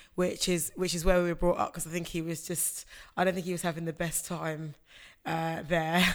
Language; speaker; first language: English; early bilingual, other home language; Akan